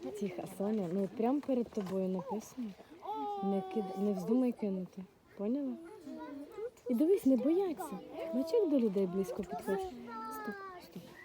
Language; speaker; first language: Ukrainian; native; Ukrainian